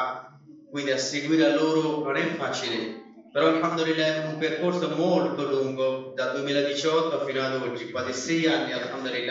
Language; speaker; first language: Italian; non-native, fluent; Bangla